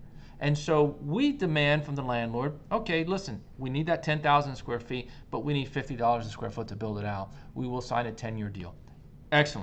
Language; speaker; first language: English; native; English